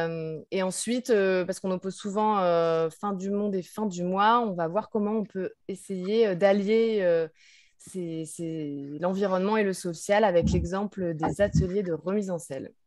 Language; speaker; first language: French; native; French